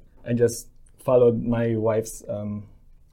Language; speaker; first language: English; non-native, local second language; Filipino